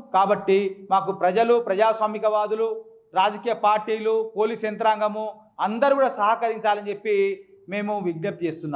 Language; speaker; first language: Telugu; non-native, local second language; Lambadi